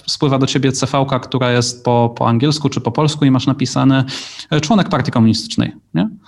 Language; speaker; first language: Polish; native; Polish